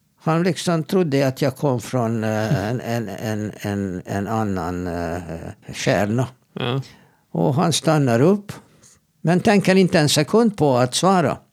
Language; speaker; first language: Swedish; non-native, fluent; Hebrew